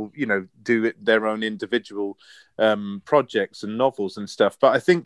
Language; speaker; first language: English; native; English